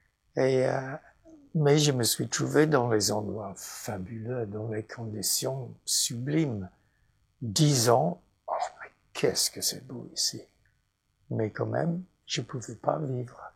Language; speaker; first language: French; non-native, fluent; English